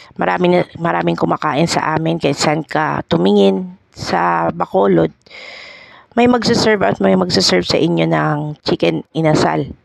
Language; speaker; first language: Filipino; non-native, local second language; Hiligaynon